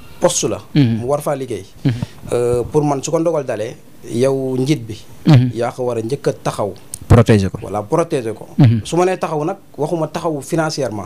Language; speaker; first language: Wolof; native; Wolof